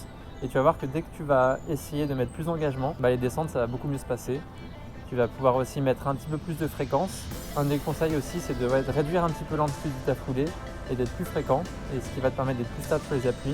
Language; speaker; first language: French; native; French